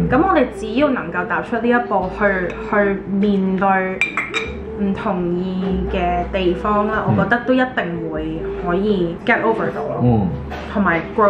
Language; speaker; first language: Chinese; native; Chinese